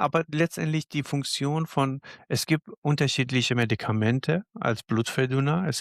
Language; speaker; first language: German; non-native, fluent; Arabic